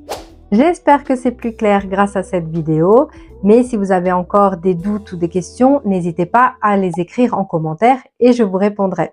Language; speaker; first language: French; non-native, fluent; Italian